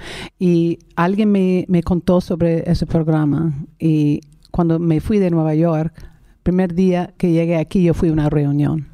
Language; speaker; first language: Spanish; non-native, fluent; English